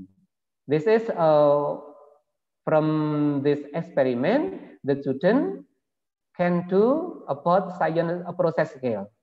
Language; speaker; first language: English; non-native, learner; Indonesian